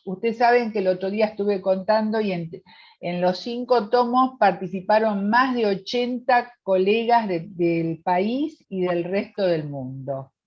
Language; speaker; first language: Spanish; native; Spanish